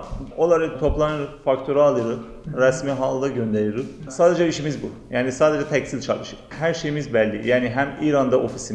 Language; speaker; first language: Turkish; non-native, learner; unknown